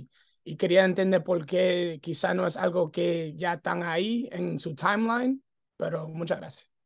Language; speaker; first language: Spanish; early bilingual, heritage; English